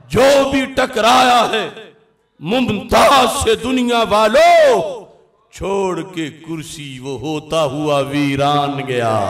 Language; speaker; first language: Urdu; non-native, local second language; Punjabi